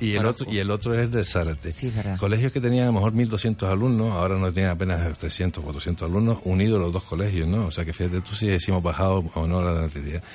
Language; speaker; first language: Spanish; early bilingual, other home language; French